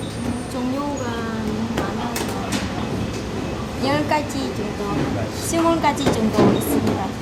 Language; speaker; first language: Korean; non-native, learner; Vietnamese